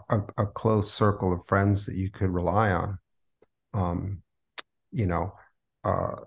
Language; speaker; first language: English; early bilingual, other home language; Spanish